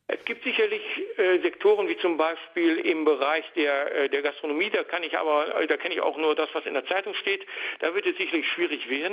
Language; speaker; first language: German; native; German